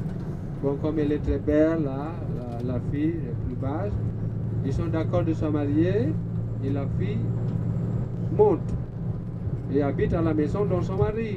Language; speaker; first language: French; non-native, learner; Balinese